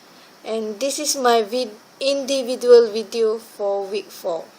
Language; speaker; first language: English; non-native, local second language; Malay